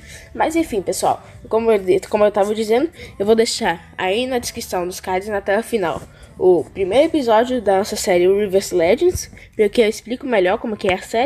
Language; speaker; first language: Portuguese; native; Portuguese